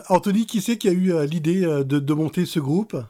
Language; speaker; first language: French; native; French